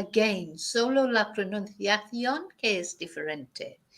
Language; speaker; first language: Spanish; non-native, fluent; English